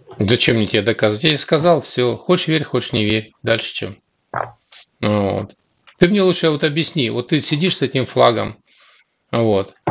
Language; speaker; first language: Russian; native; Russian